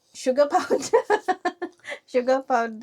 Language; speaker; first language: English; non-native, learner; Malay